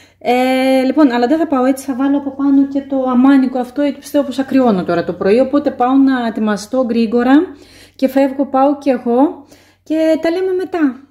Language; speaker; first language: Greek; native; Greek